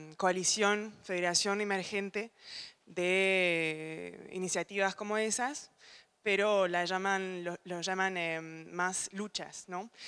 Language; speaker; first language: Spanish; native; Spanish